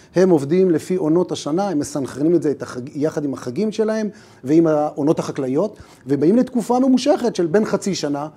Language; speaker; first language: Hebrew; native; Hebrew